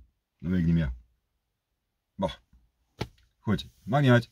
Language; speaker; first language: Dutch; native; Dutch